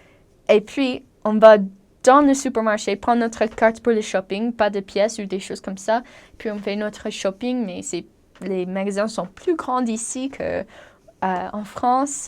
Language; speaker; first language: French; non-native, learner; English